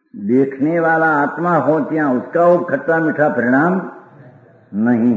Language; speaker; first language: Hindi; non-native, local second language; Gujarati